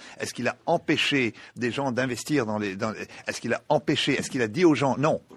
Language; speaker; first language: French; non-native, local second language; Arabic